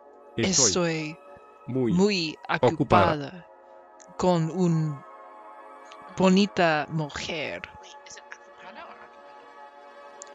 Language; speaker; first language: Spanish; non-native, learner; English